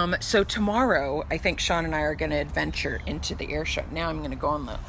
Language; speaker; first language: English; native; English